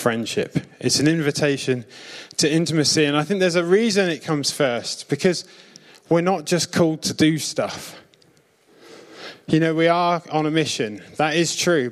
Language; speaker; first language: English; native; English